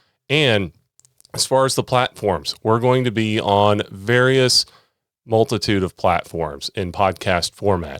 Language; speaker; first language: English; native; English